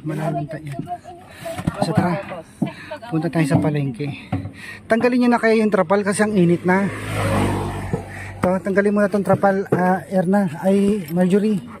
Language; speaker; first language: Filipino; native; Filipino